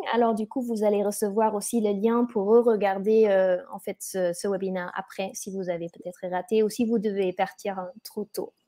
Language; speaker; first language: French; non-native, fluent; German